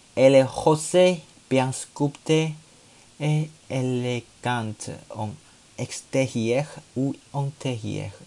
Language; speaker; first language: French; non-native, learner; Chinese